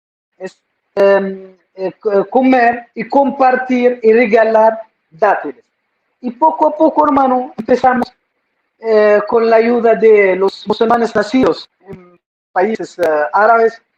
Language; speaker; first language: Spanish; non-native, fluent; Arabic